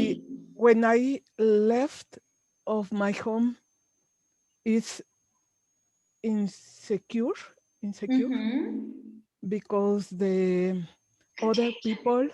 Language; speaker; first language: English; non-native, learner; Spanish